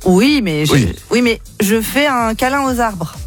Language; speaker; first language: French; native; French